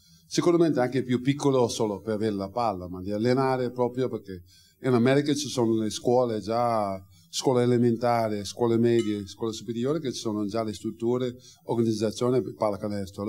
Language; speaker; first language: Italian; non-native, fluent; English